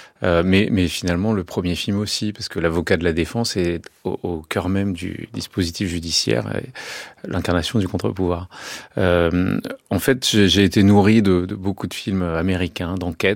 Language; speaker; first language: French; native; French